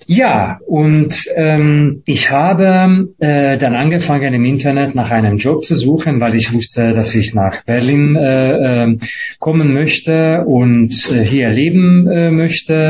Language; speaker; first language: German; non-native, fluent; Hungarian